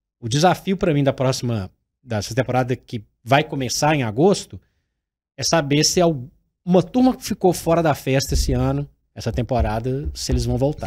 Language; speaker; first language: Portuguese; native; Portuguese